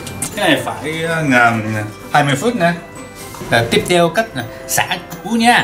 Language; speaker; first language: Vietnamese; non-native, learner; Japanese